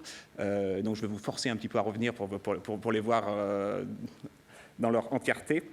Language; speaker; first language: French; native; French